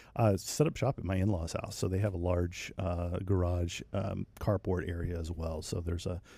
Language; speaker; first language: English; native; English